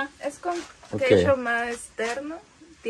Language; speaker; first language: Portuguese; non-native, learner; Spanish